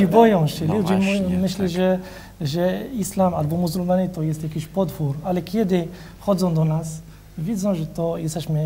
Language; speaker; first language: Polish; non-native, learner; Arabic